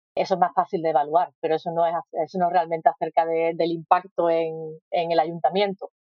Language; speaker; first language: Spanish; native; Spanish